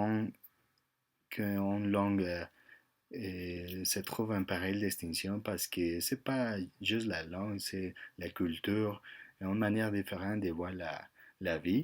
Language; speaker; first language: French; non-native, learner; Spanish